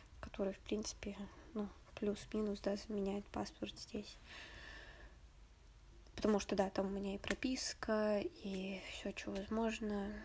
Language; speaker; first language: Russian; native; Russian